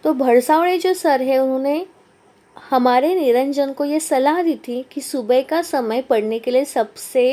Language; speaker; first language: Hindi; non-native, local second language; Marathi